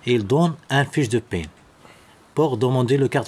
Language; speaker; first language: French; non-native, learner; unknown